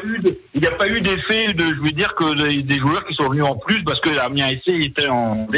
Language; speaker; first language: French; native; French